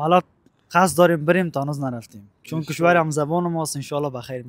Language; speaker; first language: Persian; native; Persian